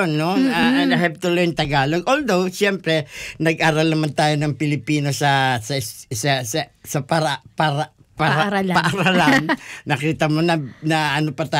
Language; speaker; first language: Filipino; non-native, local second language; Bikol